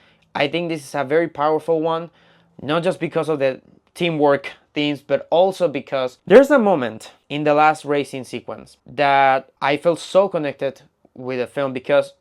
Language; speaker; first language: English; non-native, fluent; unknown